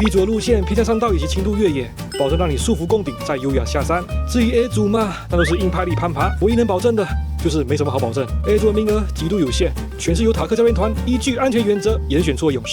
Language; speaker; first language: Chinese; native; Chinese